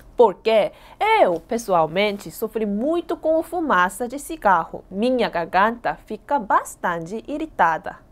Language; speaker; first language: Portuguese; non-native, fluent; Korean